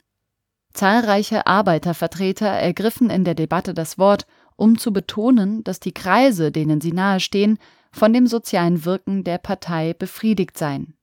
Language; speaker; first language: German; native; German